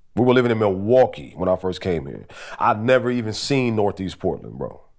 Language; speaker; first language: English; native; English